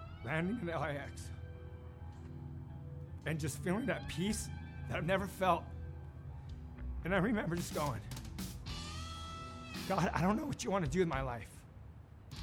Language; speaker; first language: English; native; English